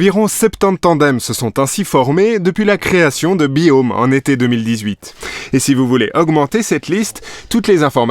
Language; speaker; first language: French; native; French